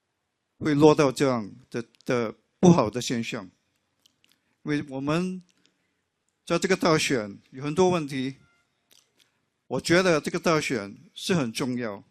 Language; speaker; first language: Chinese; non-native, local second language; English